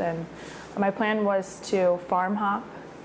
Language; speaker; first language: English; native; English